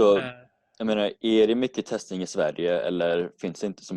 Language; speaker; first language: Swedish; non-native, learner; English